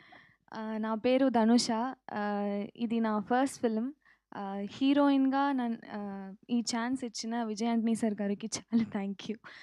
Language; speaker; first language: Telugu; non-native, local second language; Tamil